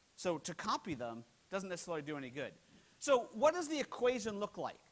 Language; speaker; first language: English; native; English